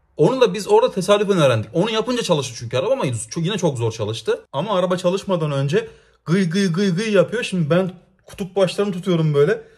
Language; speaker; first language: Turkish; native; Turkish